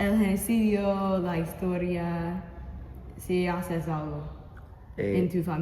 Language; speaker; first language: Spanish; non-native, learner; English